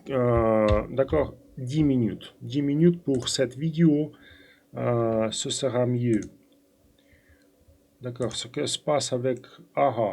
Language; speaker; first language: French; non-native, fluent; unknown